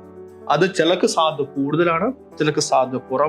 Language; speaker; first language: Malayalam; native; Malayalam